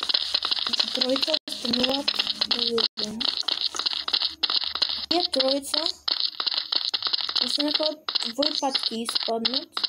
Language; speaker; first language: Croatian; non-native, learner; Macedonian